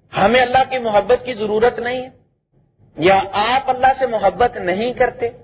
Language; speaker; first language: Urdu; non-native, local second language; Punjabi